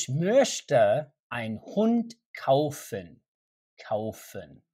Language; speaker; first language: German; non-native, learner; English